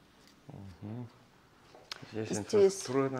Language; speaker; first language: Russian; non-native, learner; English